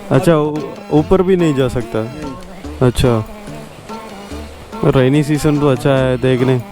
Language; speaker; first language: Hindi; non-native, local second language; Malayalam